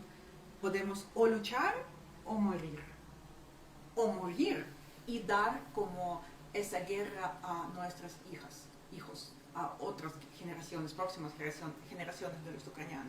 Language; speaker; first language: Spanish; non-native, fluent; Ukrainian